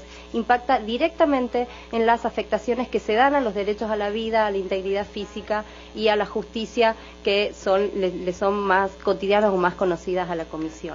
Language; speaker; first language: Spanish; native; Spanish